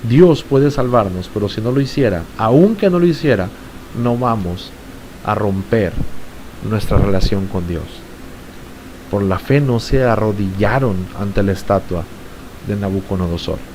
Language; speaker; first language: Spanish; native; Spanish